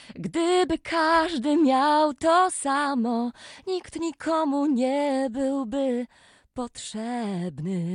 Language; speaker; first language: Polish; non-native, local second language; Kashubian